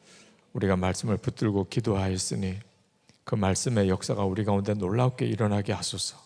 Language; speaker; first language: Korean; native; Korean